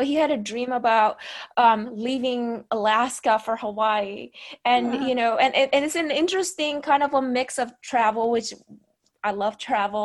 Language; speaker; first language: English; non-native, fluent; Indonesian